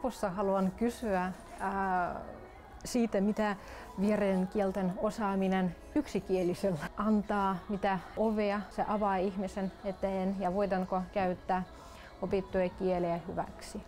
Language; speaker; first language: Finnish; non-native, local second language; Russian